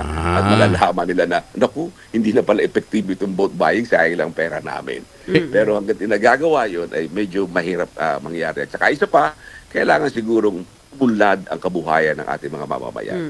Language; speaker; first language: Filipino; native; Filipino